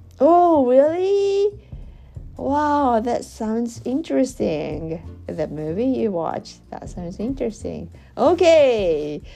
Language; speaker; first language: English; non-native, learner; Japanese